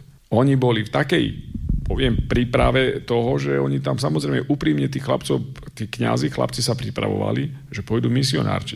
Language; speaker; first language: Slovak; native; Slovak